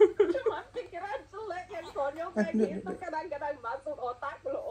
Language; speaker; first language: Indonesian; non-native, fluent; English